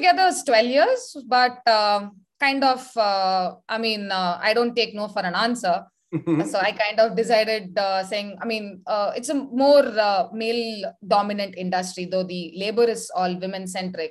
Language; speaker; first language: English; non-native, local second language; Tamil